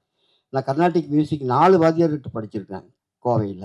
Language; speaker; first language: Tamil; native; Tamil